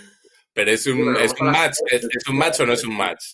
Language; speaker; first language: Spanish; native; Spanish